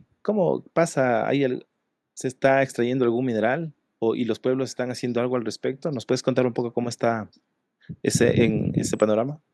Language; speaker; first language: Spanish; native; Spanish